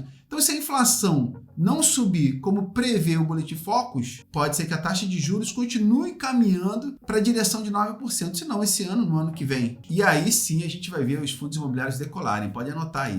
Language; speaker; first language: Portuguese; native; Portuguese